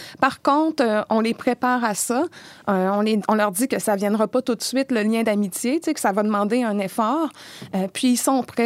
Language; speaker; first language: French; native; French